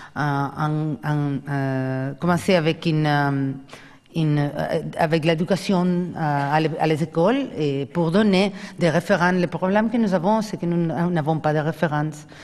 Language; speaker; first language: French; non-native, fluent; Spanish